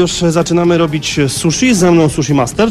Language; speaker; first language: Polish; native; Polish